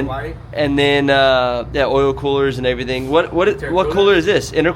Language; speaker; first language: English; native; English